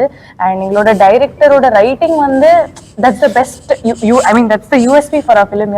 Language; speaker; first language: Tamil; non-native, learner; Telugu